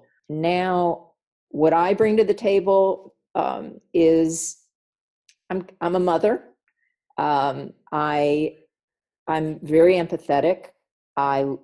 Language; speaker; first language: English; native; English